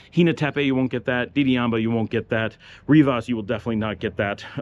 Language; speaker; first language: English; native; English